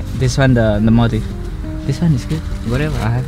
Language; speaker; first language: English; non-native, learner; Javanese